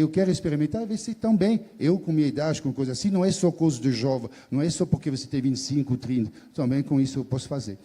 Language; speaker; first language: Portuguese; non-native, fluent; French